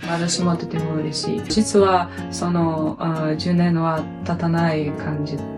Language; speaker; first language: Japanese; non-native, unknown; Russian